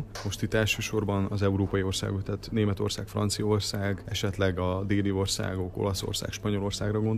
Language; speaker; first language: Hungarian; native; Hungarian